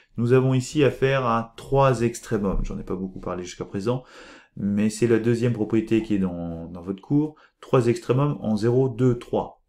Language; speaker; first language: French; native; French